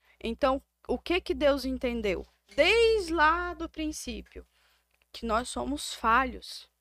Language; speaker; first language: Portuguese; native; Portuguese